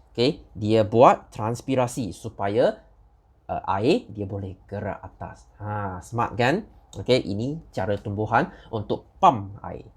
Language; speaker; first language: Malay; non-native, local second language; Chinese